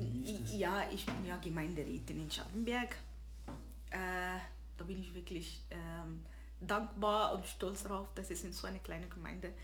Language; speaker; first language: German; early bilingual, other home language; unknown